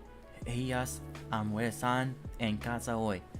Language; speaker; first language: Spanish; non-native, learner; English